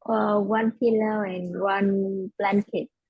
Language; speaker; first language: English; non-native, learner; Vietnamese